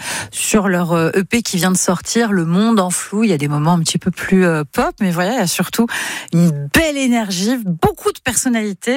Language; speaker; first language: French; native; French